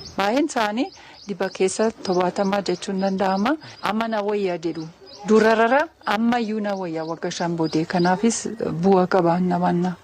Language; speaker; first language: Oromo; non-native, fluent; German